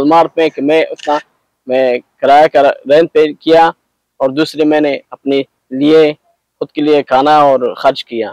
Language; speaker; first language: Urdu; non-native, learner; Pashto